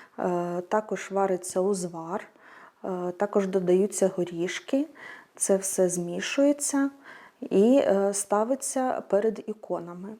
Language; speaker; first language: Ukrainian; native; Ukrainian